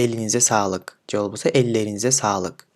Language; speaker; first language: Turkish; non-native, fluent; Kyrgyz